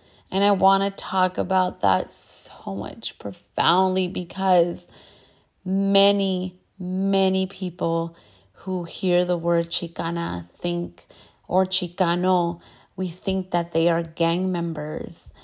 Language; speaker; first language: English; early bilingual, other home language; Spanish